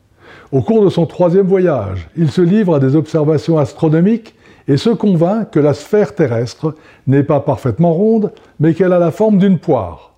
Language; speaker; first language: French; native; French